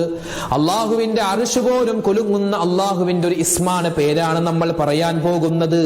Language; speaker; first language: Malayalam; native; Malayalam